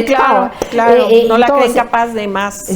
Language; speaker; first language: Spanish; native; Spanish